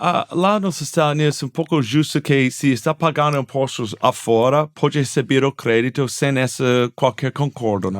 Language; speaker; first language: Portuguese; non-native, fluent; English